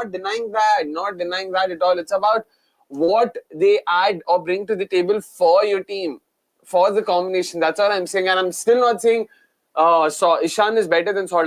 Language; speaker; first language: English; non-native, local second language; Hindi